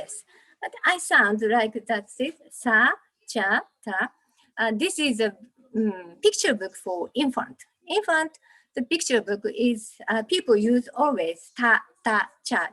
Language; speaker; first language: English; non-native, learner; Japanese